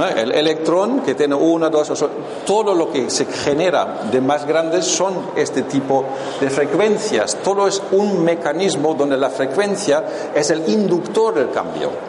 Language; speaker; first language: Spanish; non-native, fluent; German